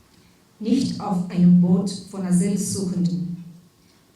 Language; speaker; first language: German; non-native, fluent; English